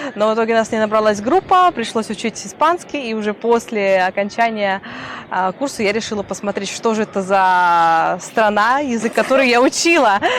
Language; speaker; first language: Russian; native; Russian